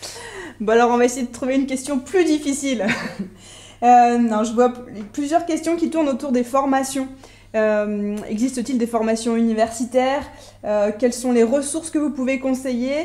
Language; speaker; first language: French; native; French